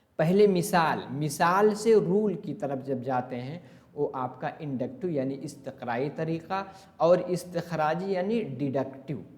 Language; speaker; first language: Urdu; native; Urdu